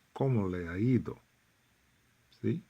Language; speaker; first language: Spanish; non-native, fluent; English